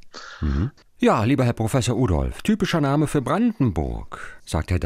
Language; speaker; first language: German; native; German